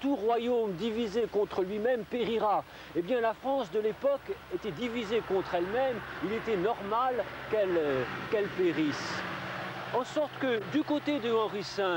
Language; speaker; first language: French; native; French